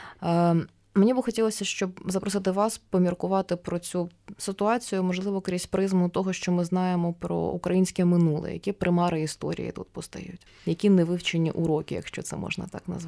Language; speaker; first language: Ukrainian; native; Ukrainian